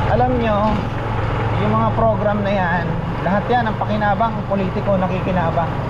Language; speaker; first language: Filipino; non-native, local second language; Bikol